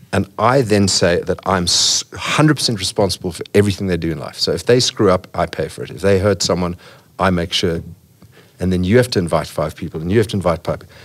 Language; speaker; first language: English; native; English